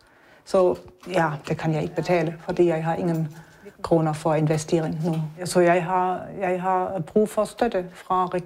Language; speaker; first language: Danish; non-native, learner; German